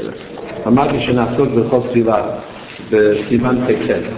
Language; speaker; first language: Hebrew; non-native, fluent; English